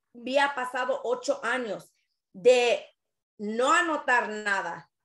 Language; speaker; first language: Spanish; early bilingual, other home language; English